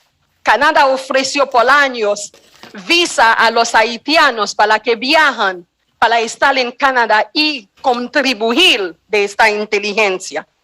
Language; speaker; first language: Spanish; non-native, fluent; Haitian Creole